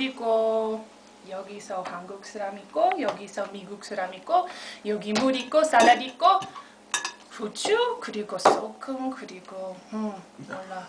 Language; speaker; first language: Korean; non-native, fluent; English